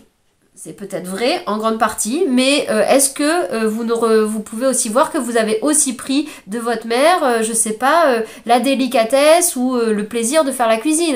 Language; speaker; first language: French; native; French